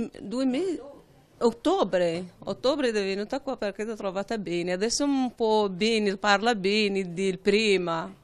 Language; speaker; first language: Italian; non-native, learner; Arabic